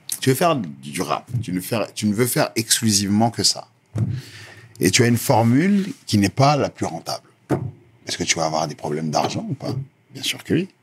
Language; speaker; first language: French; early bilingual, other home language; Lingala